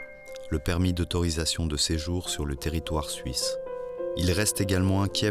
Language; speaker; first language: French; native; French